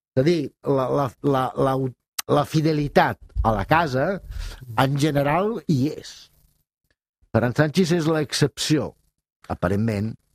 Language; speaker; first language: Catalan; non-native, fluent; Italian